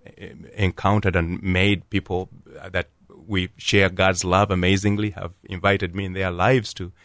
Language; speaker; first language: English; non-native, local second language; Ganda